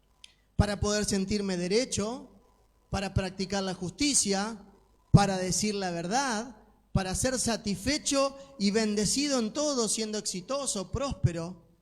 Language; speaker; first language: Spanish; native; Spanish